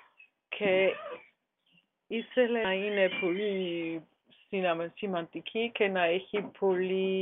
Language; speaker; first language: Greek; non-native, learner; German